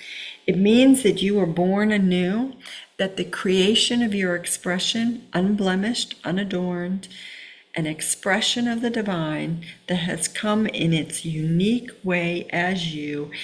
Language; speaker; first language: English; native; English